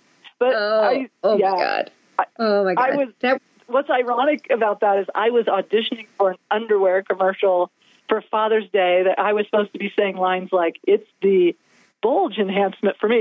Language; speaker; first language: English; native; English